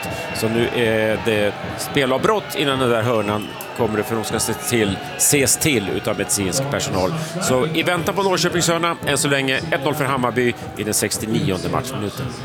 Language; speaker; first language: Swedish; native; Swedish